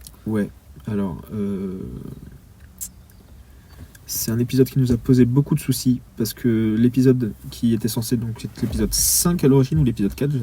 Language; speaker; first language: French; native; French